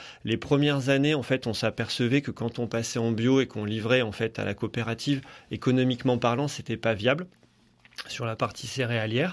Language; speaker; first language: French; native; French